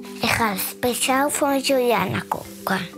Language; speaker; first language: Dutch; early bilingual, other home language; Hebrew